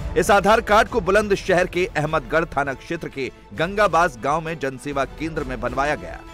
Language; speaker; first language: Hindi; native; Hindi